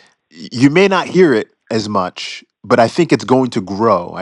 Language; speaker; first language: English; native; English